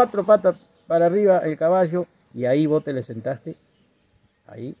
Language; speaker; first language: Spanish; native; Spanish